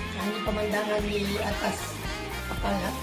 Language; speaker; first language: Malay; non-native, local second language; Filipino